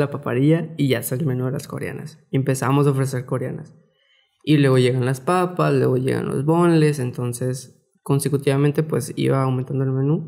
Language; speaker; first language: Spanish; native; Spanish